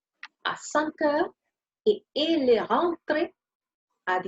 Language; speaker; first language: French; non-native, fluent; Spanish